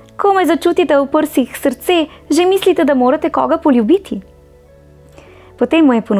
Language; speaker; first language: Slovenian; native; Slovenian